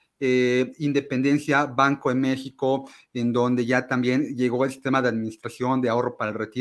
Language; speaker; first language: Spanish; native; Spanish